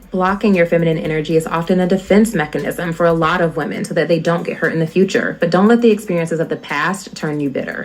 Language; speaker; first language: English; native; English